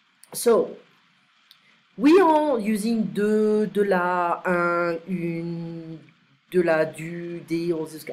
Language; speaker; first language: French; non-native, fluent; English